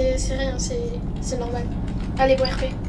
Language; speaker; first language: French; native; French